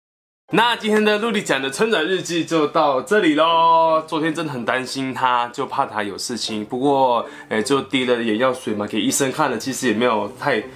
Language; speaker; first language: Chinese; native; Chinese